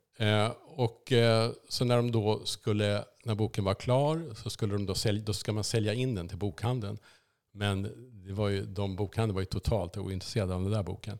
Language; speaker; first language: Swedish; native; Swedish